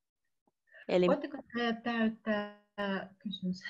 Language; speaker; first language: Finnish; non-native, learner; Russian